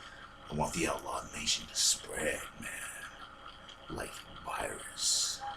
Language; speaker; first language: English; native; English